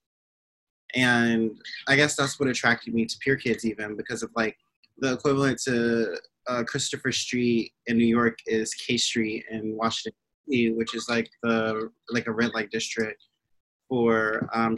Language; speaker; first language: English; native; English